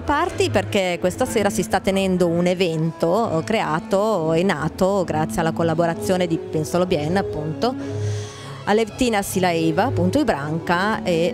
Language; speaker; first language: Italian; native; Italian